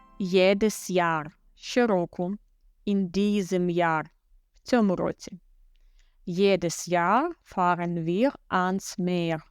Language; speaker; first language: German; non-native, fluent; Ukrainian